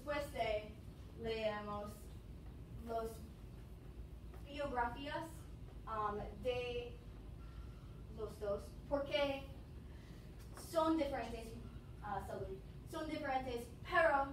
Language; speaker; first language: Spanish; non-native, learner; English